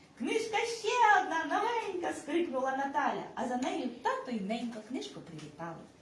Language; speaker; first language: Ukrainian; native; Ukrainian